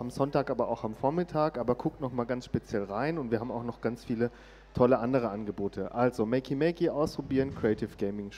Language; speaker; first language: German; native; German